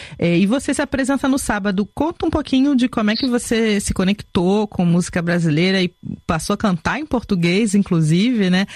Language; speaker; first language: Portuguese; native; Portuguese